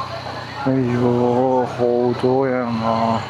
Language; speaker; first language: Cantonese; non-native, learner; Japanese